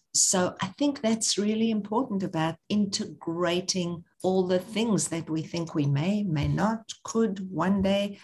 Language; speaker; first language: English; native; English